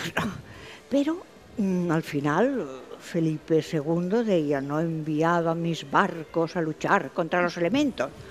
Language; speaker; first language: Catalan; non-native, local second language; Spanish